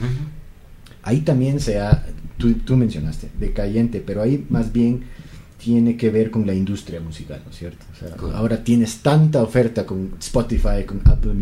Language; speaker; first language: Spanish; native; Spanish